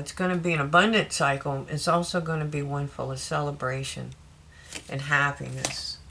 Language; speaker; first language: English; native; English